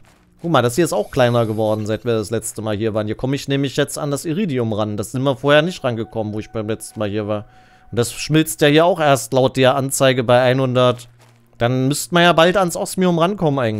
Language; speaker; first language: German; native; German